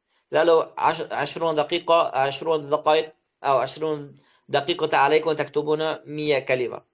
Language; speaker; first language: Arabic; non-native, fluent; Uzbek